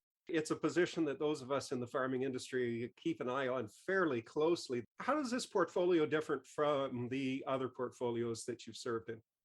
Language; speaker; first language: English; native; English